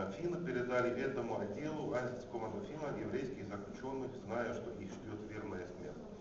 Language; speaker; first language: Russian; non-native, fluent; Finnish